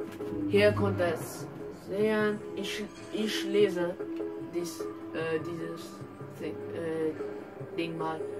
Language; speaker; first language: German; non-native, learner; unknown